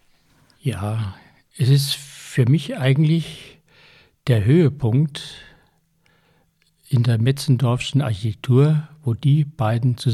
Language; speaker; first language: German; native; German